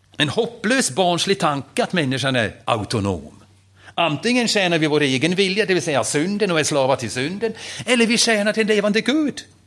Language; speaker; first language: Swedish; non-native, fluent; German